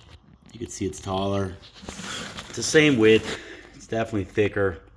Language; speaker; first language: English; native; English